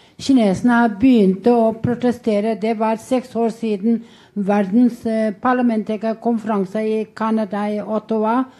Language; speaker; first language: Norwegian; non-native, fluent; Tibetan